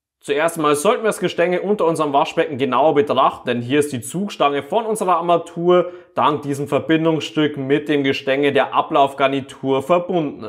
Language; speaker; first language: German; native; German